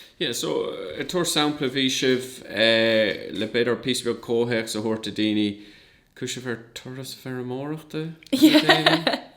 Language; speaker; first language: Irish; non-native, local second language; English